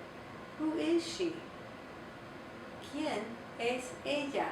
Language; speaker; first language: Spanish; non-native, fluent; English